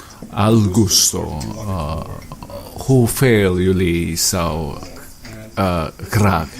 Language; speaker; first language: Dutch; non-native, fluent; Filipino